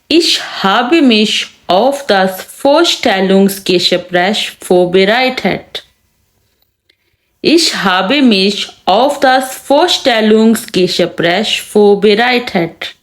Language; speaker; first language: German; non-native, fluent; Urdu